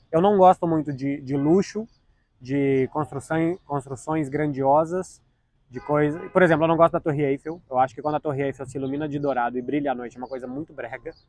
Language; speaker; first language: Portuguese; native; Portuguese